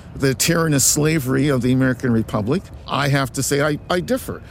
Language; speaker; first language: English; native; English